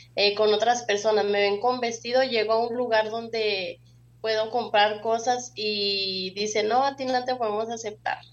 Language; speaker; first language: Spanish; native; Spanish